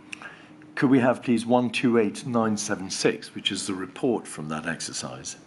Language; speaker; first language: English; native; English